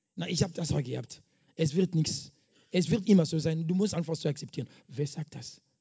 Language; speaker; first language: German; non-native, fluent; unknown